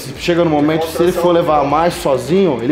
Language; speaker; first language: Portuguese; native; Portuguese